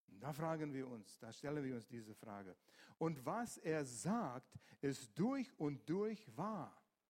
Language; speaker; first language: German; non-native, fluent; English